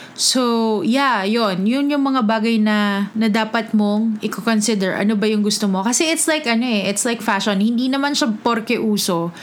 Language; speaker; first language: Filipino; native; Filipino